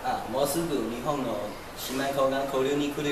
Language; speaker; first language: Japanese; non-native, learner; Chinese